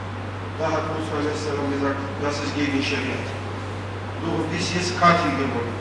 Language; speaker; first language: German; non-native, fluent; Turkish